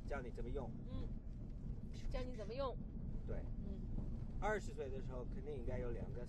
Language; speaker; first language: Chinese; non-native, learner; English